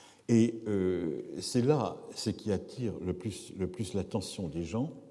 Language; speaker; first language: French; native; French